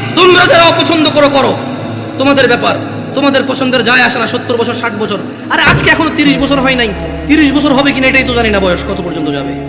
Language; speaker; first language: Bangla; early bilingual, heritage; Bangla